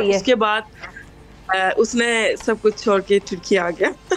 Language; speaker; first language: Hindi; non-native, fluent; Turkish